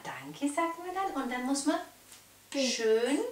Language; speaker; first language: German; native; German